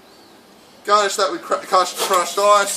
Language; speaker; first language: English; native; English